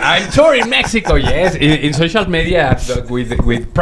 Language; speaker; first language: English; non-native, learner; Spanish